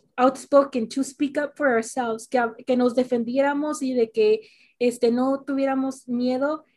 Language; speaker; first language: Spanish; early bilingual, heritage; Spanish